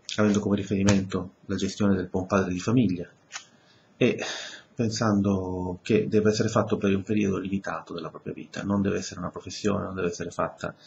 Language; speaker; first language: Italian; early bilingual, other home language; Spanish